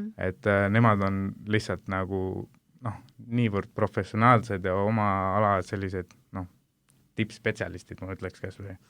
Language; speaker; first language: Estonian; early bilingual, other home language; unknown